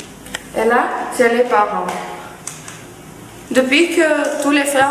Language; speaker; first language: French; non-native, learner; Lithuanian